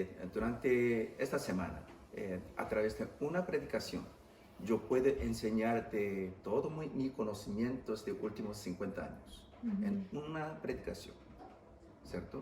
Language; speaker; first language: Spanish; non-native, fluent; English